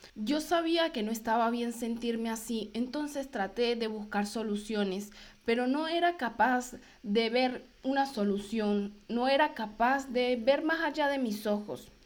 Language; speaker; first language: Spanish; native; Spanish